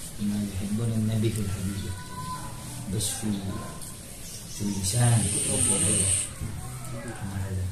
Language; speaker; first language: Arabic; non-native, learner; Indonesian